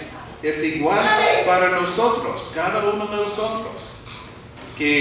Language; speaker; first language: Spanish; non-native, fluent; English